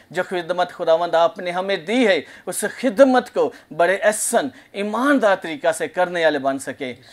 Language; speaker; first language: Urdu; non-native, local second language; Punjabi